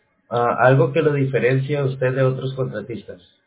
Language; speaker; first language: Spanish; native; Spanish